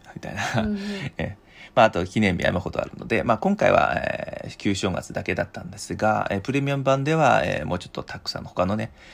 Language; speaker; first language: Japanese; non-native, fluent; Chinese